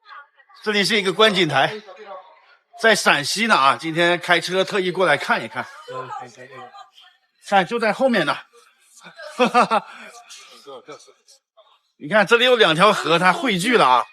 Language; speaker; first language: Chinese; native; Chinese